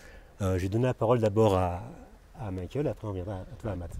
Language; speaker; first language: French; native; French